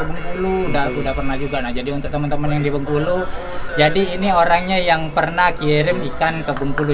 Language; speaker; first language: Indonesian; native; Indonesian